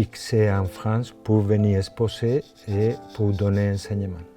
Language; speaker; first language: French; non-native, fluent; Spanish